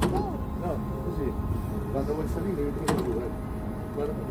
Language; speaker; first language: Italian; native; Italian